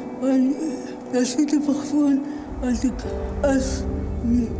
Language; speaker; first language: Dutch; non-native, learner; Afrikaans